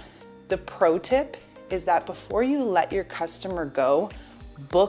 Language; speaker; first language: English; native; English